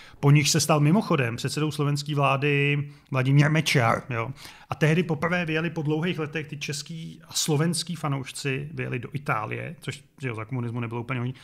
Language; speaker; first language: Czech; native; Czech